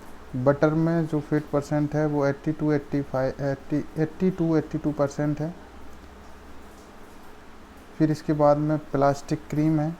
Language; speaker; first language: Hindi; native; Hindi